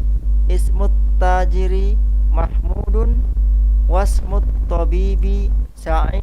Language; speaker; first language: Arabic; non-native, learner; Indonesian